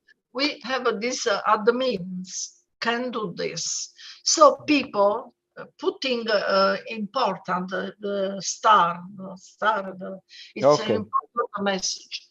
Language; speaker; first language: English; non-native, fluent; Italian